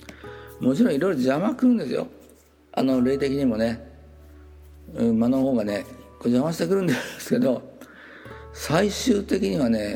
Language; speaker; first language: Japanese; native; Japanese